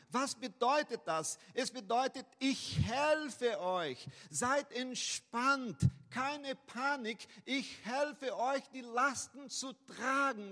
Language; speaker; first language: German; non-native, fluent; Portuguese